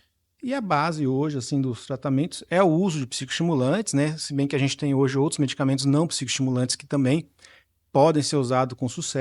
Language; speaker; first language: Portuguese; native; Portuguese